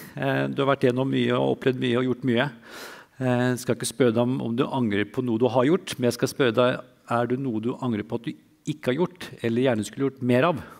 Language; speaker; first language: Norwegian; native; Norwegian